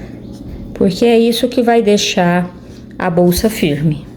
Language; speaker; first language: Portuguese; native; Portuguese